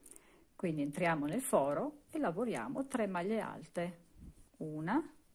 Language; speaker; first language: Italian; native; Italian